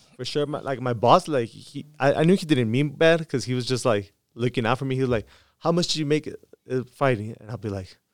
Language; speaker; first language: English; early bilingual, other home language; Spanish